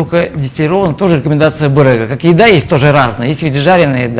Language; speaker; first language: Russian; native; Russian